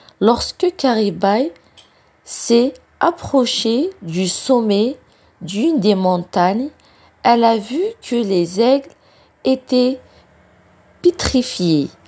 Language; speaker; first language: French; non-native, local second language; Arabic